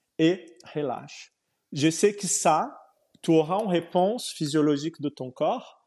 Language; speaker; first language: French; non-native, fluent; Portuguese